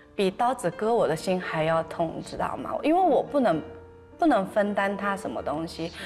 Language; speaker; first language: Chinese; native; Chinese